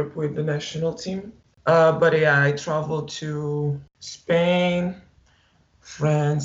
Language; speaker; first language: English; non-native, fluent; Portuguese